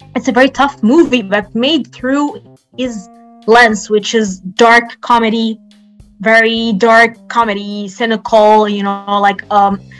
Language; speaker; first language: English; non-native, fluent; Arabic